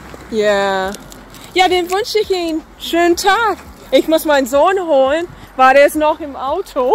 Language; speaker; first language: German; non-native, fluent; English